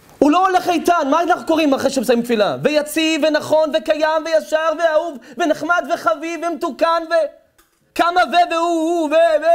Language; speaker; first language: Hebrew; native; Hebrew